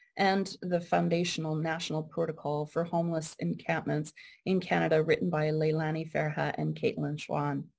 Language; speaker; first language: English; native; English